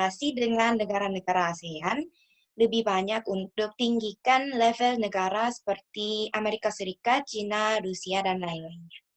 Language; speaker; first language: Indonesian; non-native, learner; Korean